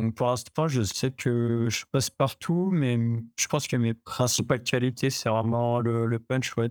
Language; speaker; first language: French; native; French